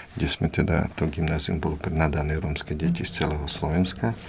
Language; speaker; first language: Slovak; native; Slovak